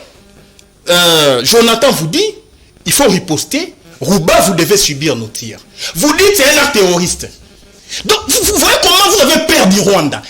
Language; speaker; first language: French; non-native, local second language; Lingala